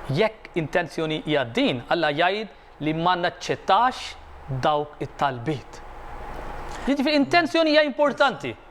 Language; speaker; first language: Maltese; non-native, fluent; Arabic